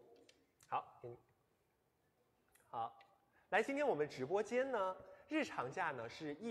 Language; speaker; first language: Chinese; native; Chinese